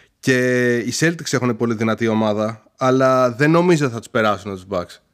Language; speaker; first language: Greek; early bilingual, heritage; Greek